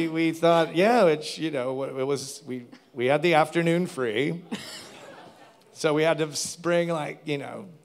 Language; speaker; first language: English; native; English